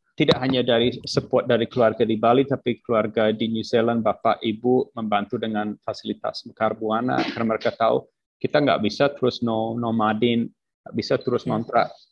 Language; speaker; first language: Indonesian; non-native, fluent; English